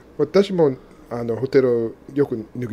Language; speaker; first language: Japanese; non-native, fluent; English